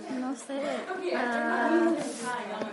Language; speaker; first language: Spanish; non-native, learner; English